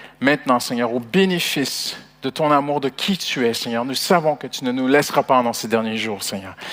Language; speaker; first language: French; native; French